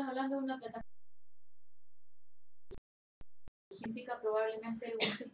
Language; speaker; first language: Spanish; native; Spanish